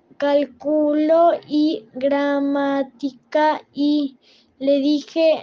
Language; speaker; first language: Spanish; non-native, learner; French